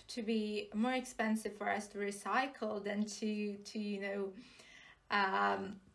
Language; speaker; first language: English; non-native, fluent; Serbian